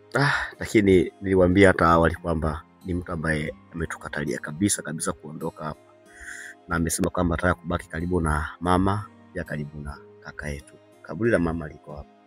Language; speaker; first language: Swahili; native; Swahili